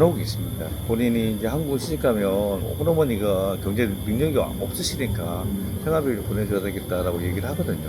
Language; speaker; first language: Korean; native; Korean